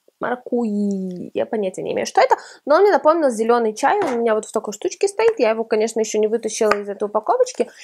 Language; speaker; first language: Russian; early bilingual, heritage; Russian